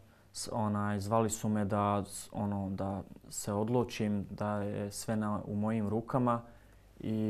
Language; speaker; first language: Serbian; early bilingual, heritage; Croatian